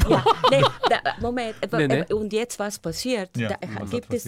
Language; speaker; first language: German; non-native, fluent; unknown